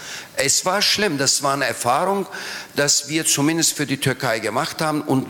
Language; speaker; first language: German; non-native, fluent; Turkish